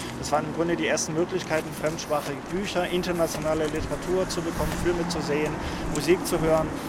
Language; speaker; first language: German; native; German